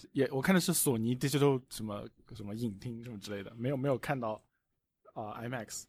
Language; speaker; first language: Chinese; native; Chinese